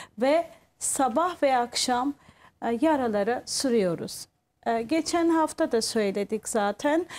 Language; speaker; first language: Turkish; non-native, fluent; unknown